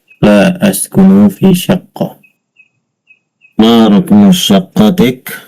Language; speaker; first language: Arabic; non-native, learner; Indonesian